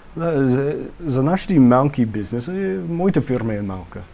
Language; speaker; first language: Bulgarian; non-native, learner; English